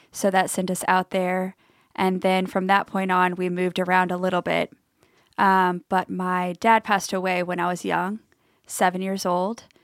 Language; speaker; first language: English; native; English